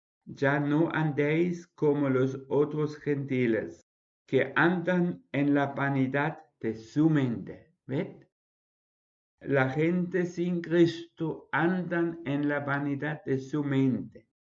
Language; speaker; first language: Spanish; non-native, fluent; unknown